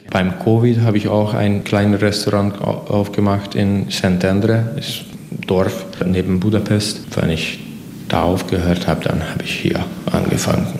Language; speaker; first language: German; non-native, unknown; Hungarian